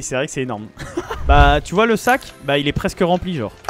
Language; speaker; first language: French; native; French